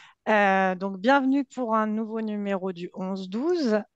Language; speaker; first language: French; native; French